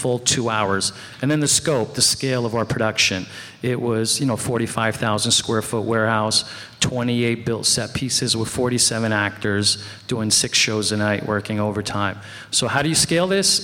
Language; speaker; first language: English; native; English